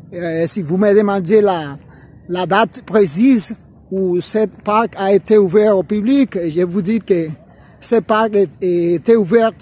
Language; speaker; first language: French; non-native, fluent; Spanish